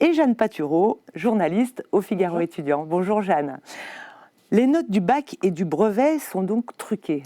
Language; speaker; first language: French; native; French